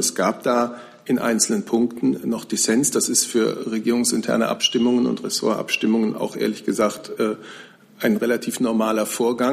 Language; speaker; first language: German; native; German